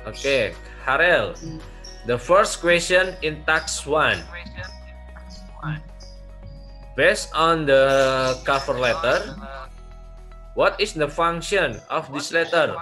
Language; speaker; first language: English; non-native, learner; Indonesian